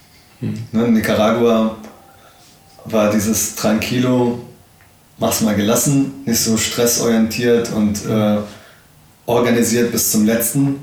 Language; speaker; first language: German; early bilingual, other home language; Arabic